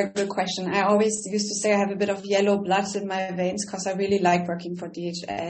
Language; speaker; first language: English; non-native, fluent; German